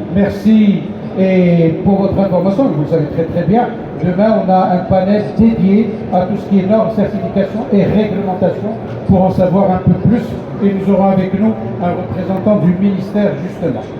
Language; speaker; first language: French; non-native, local second language; Arabic